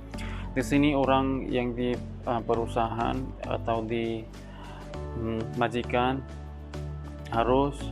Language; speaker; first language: Indonesian; non-native, learner; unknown